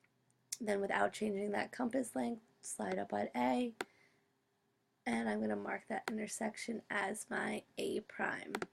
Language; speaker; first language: English; native; English